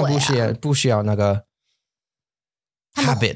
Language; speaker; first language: Chinese; non-native, learner; English